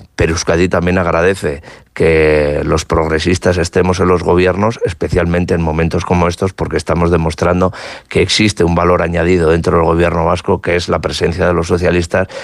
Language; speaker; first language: Spanish; native; Spanish